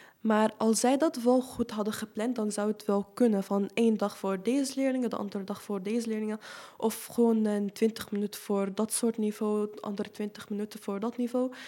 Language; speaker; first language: Dutch; non-native, fluent; Arabic